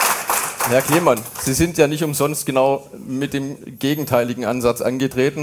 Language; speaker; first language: German; native; German